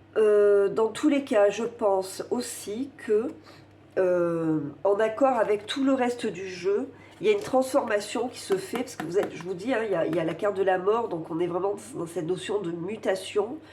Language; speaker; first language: French; native; French